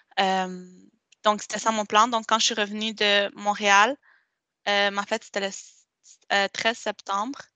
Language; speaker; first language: French; non-native, local second language; Spanish